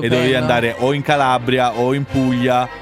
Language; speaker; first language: Italian; native; Italian